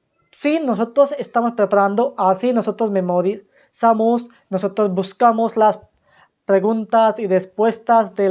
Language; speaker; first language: Spanish; non-native, fluent; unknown